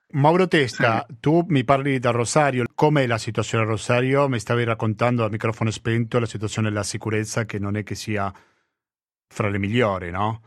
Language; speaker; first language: Italian; non-native, fluent; Spanish